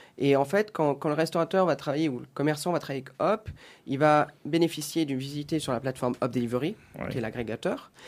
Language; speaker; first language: French; native; French